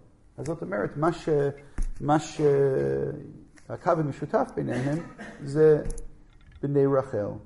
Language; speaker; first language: Hebrew; non-native, fluent; English